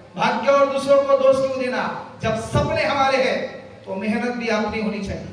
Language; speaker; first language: Hindi; non-native, local second language; Marathi